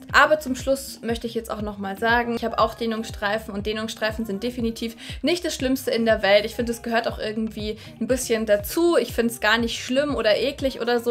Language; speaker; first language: German; native; German